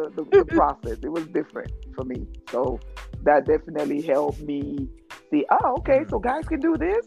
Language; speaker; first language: English; non-native, local second language; French